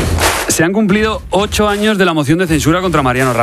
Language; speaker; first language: Spanish; native; Spanish